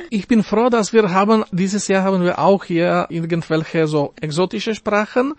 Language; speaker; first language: German; non-native, fluent; Slovak